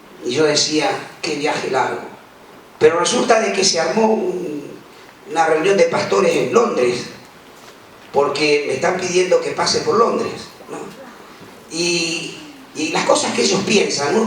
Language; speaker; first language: Spanish; native; Spanish